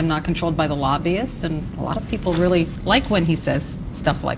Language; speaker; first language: English; native; English